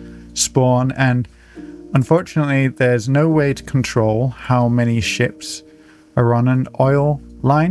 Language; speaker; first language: English; native; English